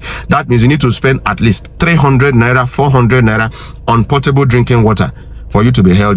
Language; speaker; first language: English; non-native, local second language; Igbo